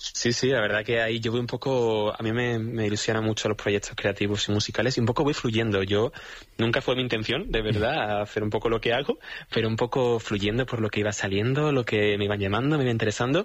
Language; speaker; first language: Spanish; native; Spanish